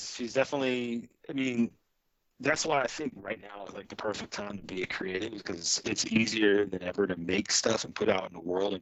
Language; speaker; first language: English; native; English